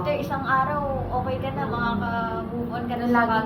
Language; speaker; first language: Filipino; native; Filipino